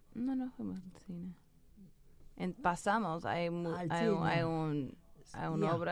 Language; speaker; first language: Spanish; early bilingual, heritage; English